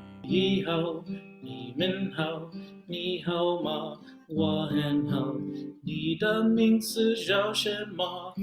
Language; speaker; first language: Chinese; non-native, learner; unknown